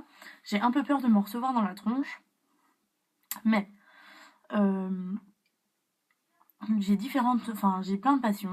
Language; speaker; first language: French; native; French